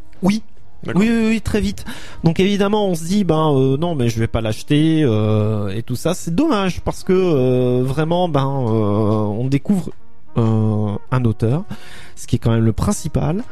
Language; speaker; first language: French; native; French